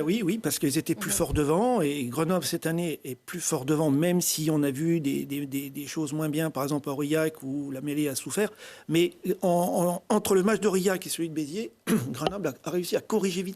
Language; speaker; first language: French; native; French